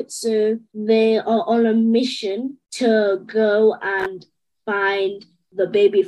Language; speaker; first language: English; native; English